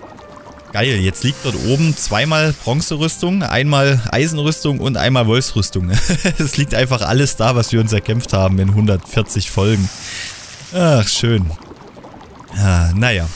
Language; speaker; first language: German; native; German